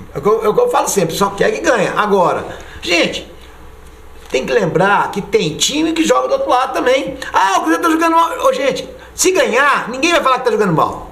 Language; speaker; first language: Portuguese; native; Portuguese